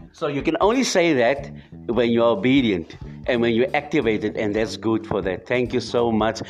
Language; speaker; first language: English; non-native, local second language; Afrikaans